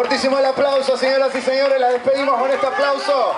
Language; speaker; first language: Spanish; native; Spanish